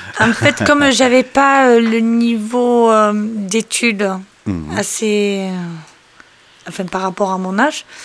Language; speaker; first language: French; early bilingual, other home language; Portuguese